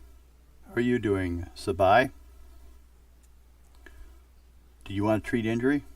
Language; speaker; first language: English; native; English